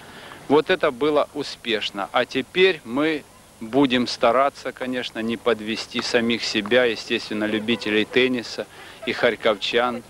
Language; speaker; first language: Russian; native; Russian